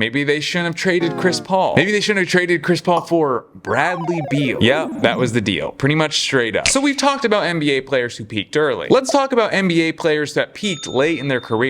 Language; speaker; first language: English; native; English